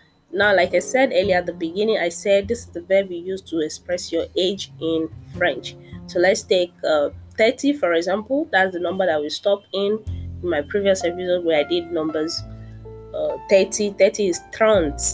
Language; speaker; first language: English; non-native, local second language; Yoruba